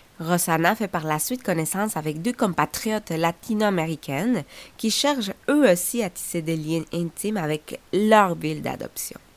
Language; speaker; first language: French; non-native, fluent; Spanish